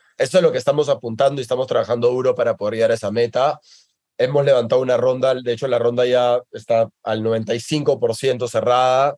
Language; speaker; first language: Spanish; native; Spanish